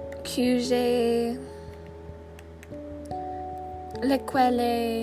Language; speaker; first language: French; non-native, learner; English